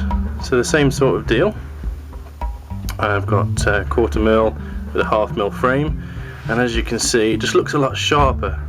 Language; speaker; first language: English; native; English